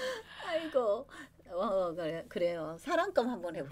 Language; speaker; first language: Korean; native; Korean